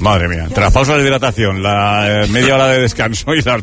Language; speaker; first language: Spanish; native; Spanish